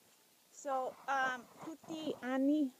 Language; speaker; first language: Italian; non-native, learner; English